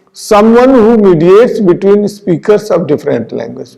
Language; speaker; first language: English; non-native, local second language; Hindi